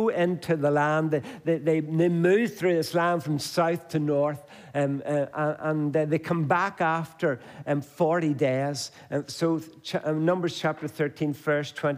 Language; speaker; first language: English; native; English